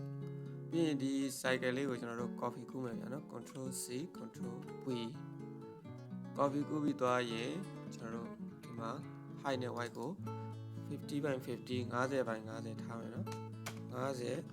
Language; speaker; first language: Burmese; native; Burmese